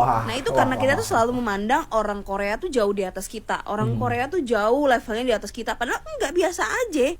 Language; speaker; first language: Indonesian; native; Indonesian